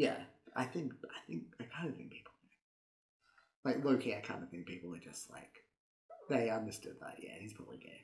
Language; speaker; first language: English; native; English